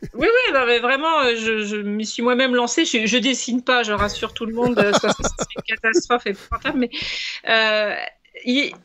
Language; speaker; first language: French; native; French